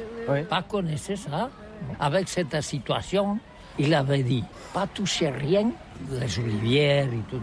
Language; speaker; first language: French; non-native, learner; Catalan